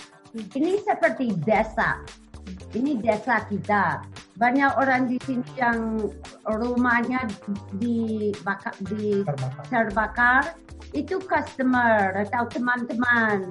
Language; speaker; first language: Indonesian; non-native, learner; English